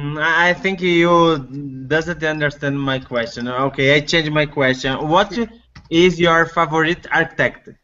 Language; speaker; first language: English; non-native, learner; Portuguese